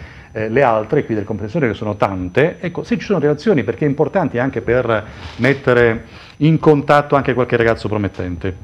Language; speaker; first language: Italian; native; Italian